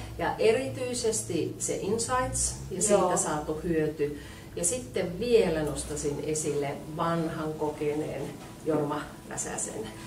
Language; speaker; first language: Finnish; native; Finnish